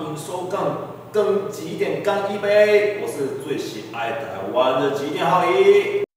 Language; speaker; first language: Chinese; non-native, fluent; Japanese